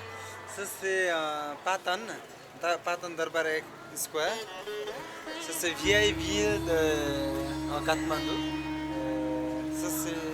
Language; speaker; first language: French; non-native, learner; Sherpa